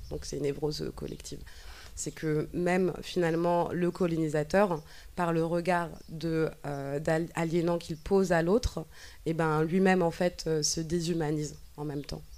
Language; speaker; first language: French; native; French